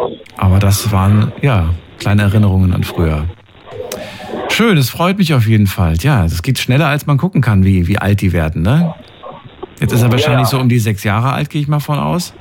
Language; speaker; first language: German; native; German